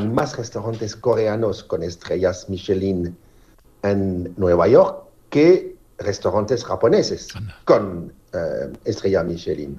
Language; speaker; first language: Spanish; non-native, learner; French